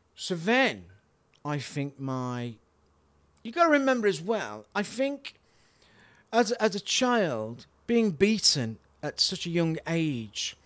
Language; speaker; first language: English; native; English